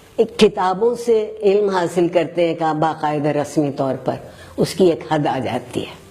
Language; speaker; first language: Urdu; native; Urdu